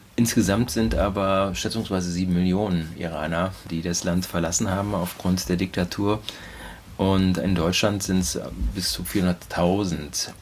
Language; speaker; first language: German; native; German